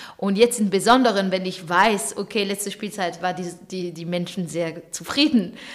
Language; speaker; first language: German; non-native, fluent; French